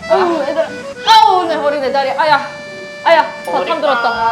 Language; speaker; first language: Korean; non-native, fluent; German